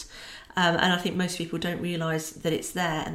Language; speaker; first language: English; native; English